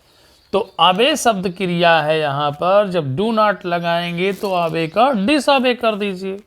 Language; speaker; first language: Hindi; native; Hindi